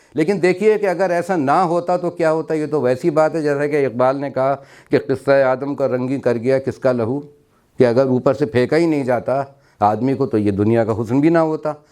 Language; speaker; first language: Urdu; native; Urdu